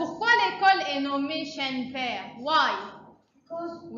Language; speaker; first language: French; non-native, fluent; Arabic